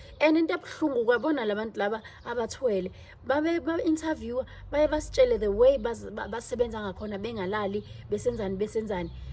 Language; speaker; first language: Zulu; native; Zulu